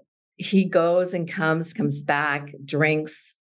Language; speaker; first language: English; native; English